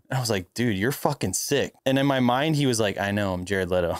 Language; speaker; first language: English; native; English